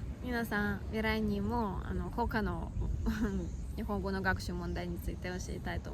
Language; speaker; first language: Japanese; non-native, learner; Russian